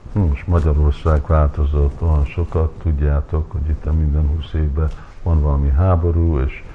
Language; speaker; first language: Hungarian; early bilingual, heritage; Hungarian